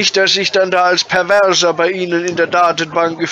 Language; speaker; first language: German; native; German